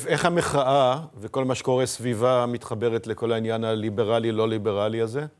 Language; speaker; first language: Hebrew; native; Hebrew